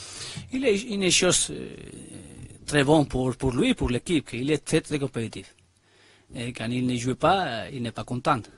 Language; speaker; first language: French; non-native, learner; Spanish